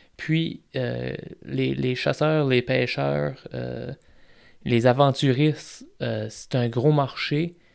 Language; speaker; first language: French; native; French